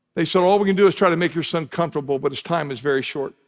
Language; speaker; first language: English; native; English